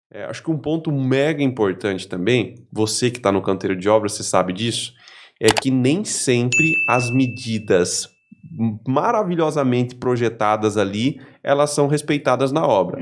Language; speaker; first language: Portuguese; native; Portuguese